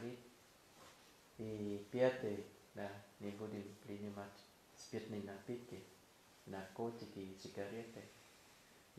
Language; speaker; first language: Russian; non-native, learner; Thai